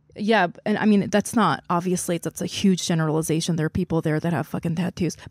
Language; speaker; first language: English; non-native, fluent; Korean